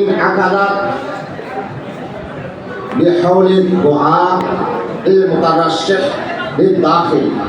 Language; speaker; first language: Arabic; non-native, fluent; Bangla